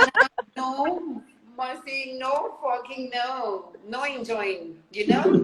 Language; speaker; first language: English; non-native, learner; Hindi